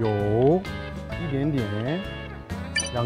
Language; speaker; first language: Chinese; non-native, fluent; Korean